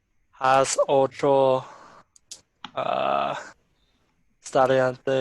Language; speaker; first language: Spanish; non-native, learner; English